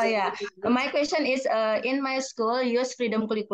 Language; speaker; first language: English; non-native, learner; Indonesian